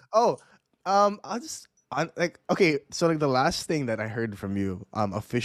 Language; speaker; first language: English; non-native, local second language; Filipino